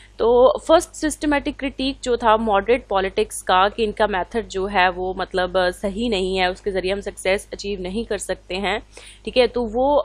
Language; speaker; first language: Hindi; non-native, local second language; Punjabi